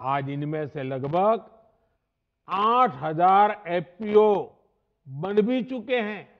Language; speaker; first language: Hindi; non-native, local second language; Gujarati